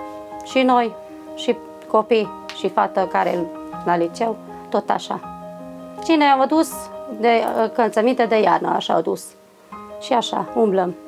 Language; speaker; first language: Romanian; non-native, local second language; Hungarian